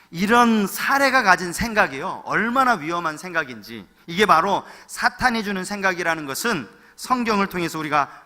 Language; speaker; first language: Korean; native; Korean